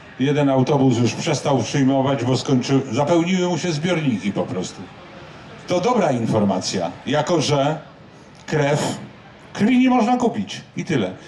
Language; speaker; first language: Polish; native; Polish